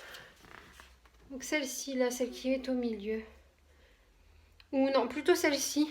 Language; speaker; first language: French; native; French